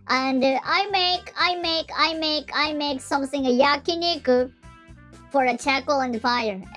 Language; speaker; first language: English; non-native, learner; Japanese